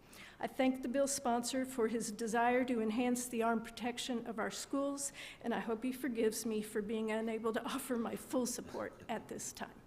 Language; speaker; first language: English; native; English